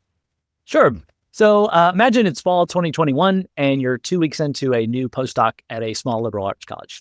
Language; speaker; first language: English; native; English